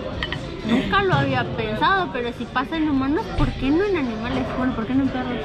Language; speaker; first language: Spanish; native; Spanish